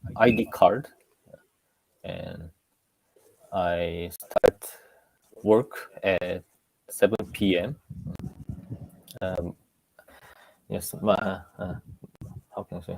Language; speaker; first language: English; non-native, learner; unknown